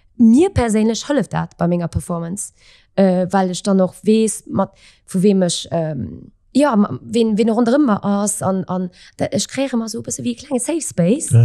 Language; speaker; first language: Luxembourgish; early bilingual, other home language; Portuguese